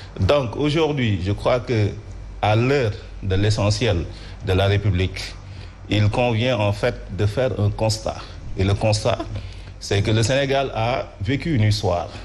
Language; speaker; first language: French; non-native, local second language; Wolof